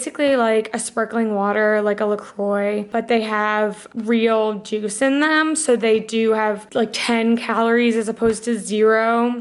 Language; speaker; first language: English; native; English